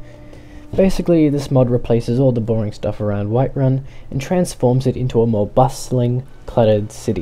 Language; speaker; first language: English; native; English